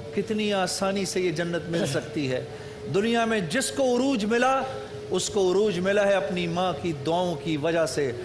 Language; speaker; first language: Urdu; native; Urdu